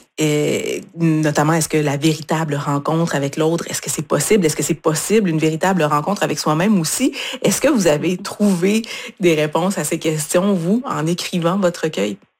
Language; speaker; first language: French; native; French